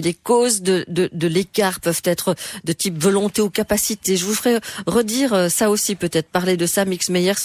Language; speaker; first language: French; native; French